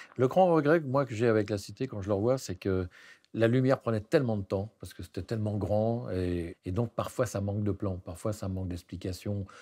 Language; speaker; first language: French; native; French